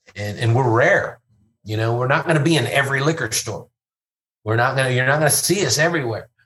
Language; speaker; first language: English; native; English